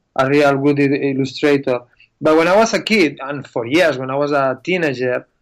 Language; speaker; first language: English; non-native, fluent; Spanish